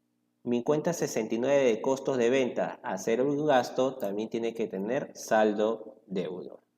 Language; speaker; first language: Spanish; native; Spanish